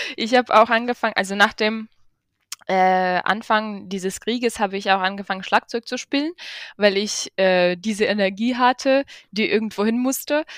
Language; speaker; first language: German; non-native, fluent; Ukrainian